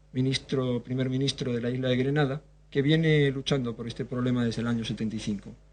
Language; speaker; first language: Spanish; native; Spanish